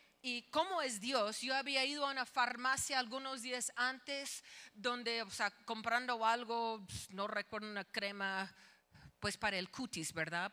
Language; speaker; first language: Spanish; non-native, fluent; English